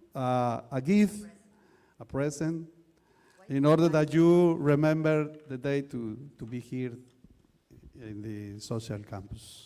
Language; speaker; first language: English; non-native, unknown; Spanish